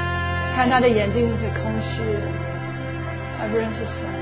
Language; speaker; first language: Chinese; non-native, fluent; English